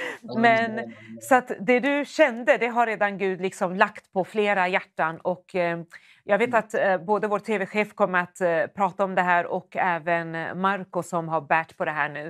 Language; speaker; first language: Swedish; native; Swedish